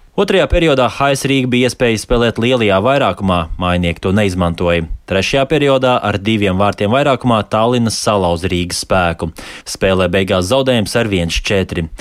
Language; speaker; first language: Latvian; native; Latvian